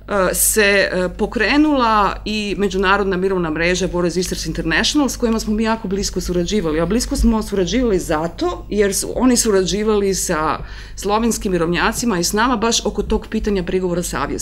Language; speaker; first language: Croatian; native; Croatian